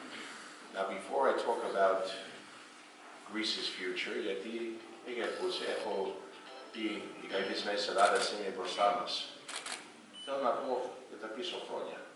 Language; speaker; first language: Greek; early bilingual, heritage; English